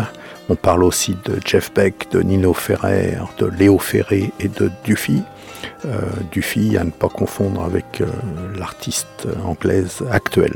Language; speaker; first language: French; native; French